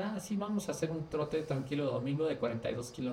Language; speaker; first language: Spanish; native; Spanish